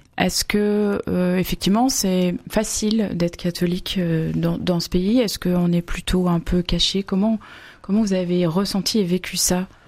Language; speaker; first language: French; native; French